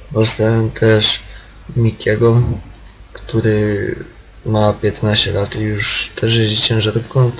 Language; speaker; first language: Polish; native; Polish